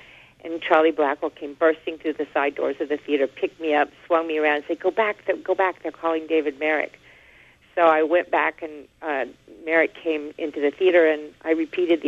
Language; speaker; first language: English; native; English